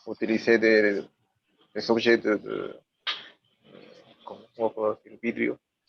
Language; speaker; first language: French; non-native, learner; Spanish